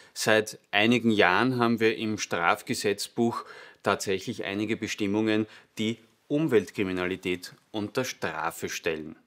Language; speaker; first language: German; native; German